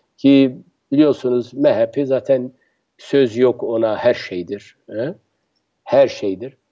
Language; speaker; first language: Turkish; non-native, local second language; Kurdish